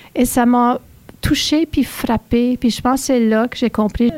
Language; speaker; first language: French; native; French